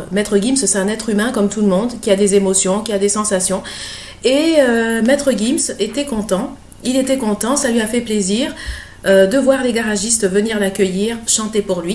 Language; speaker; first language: French; native; French